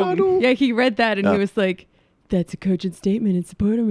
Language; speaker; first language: English; native; English